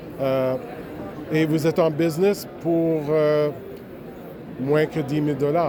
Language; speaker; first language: French; non-native, local second language; English